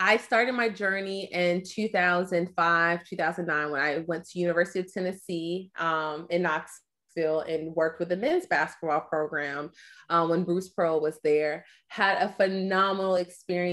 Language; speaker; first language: English; native; English